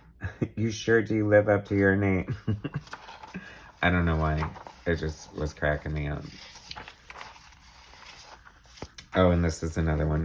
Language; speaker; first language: English; native; English